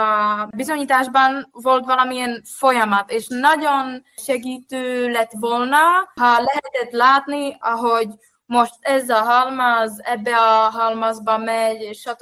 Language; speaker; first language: Hungarian; non-native, fluent; Czech